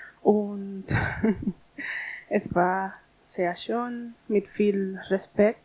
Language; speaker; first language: German; non-native, learner; Spanish